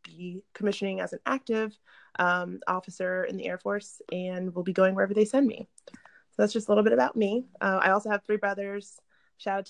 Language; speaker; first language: English; native; English